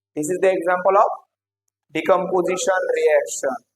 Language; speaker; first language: English; non-native, local second language; Marathi